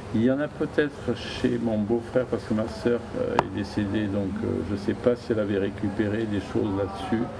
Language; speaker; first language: French; native; French